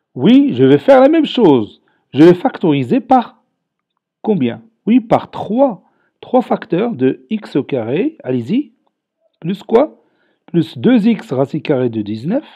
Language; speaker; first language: French; non-native, local second language; Arabic